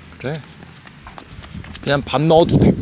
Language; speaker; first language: Korean; native; Korean